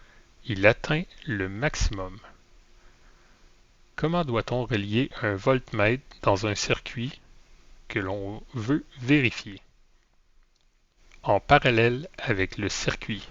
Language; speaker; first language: French; native; French